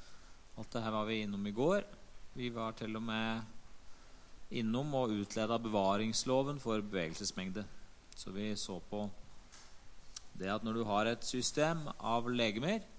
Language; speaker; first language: Norwegian; native; Norwegian